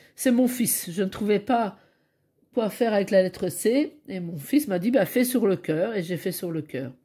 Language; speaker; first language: French; native; French